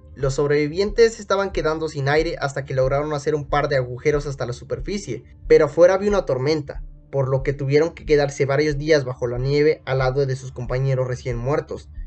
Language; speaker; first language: Spanish; native; Spanish